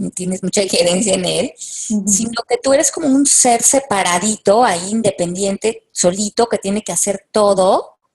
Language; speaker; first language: Spanish; native; Spanish